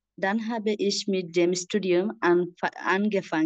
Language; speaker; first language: German; non-native, learner; Bangla